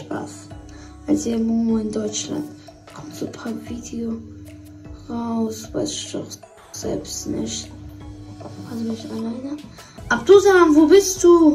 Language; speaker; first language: German; early bilingual, other home language; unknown